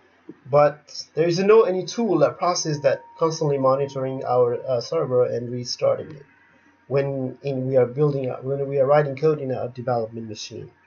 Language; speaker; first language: English; non-native, fluent; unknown